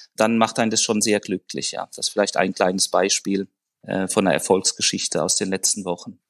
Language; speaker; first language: German; native; German